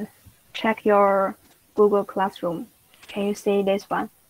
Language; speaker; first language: English; non-native, fluent; Chinese